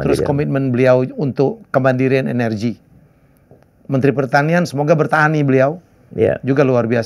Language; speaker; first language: Indonesian; native; Indonesian